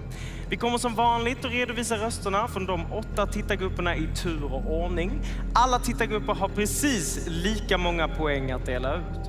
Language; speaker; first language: Swedish; native; Swedish